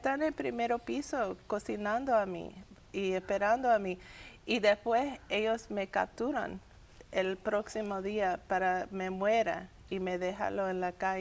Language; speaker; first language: Spanish; early bilingual, heritage; English